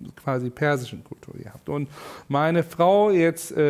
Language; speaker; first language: German; non-native, fluent; Turkish